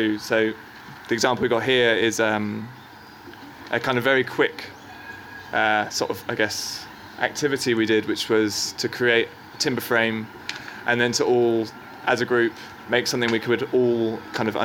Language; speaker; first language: English; native; English